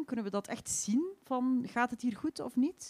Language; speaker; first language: Dutch; native; Dutch